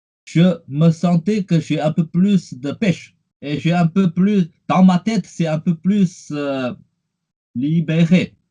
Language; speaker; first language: French; non-native, fluent; Chinese